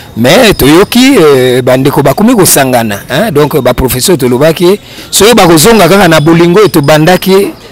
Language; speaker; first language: Lingala; native; Lingala